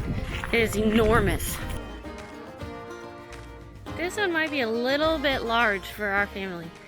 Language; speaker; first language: English; native; English